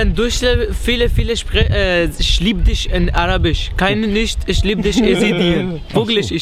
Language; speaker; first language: German; non-native, learner; Kurdish